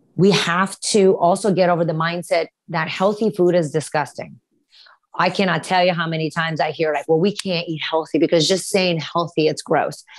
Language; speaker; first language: English; early bilingual, other home language; Romanian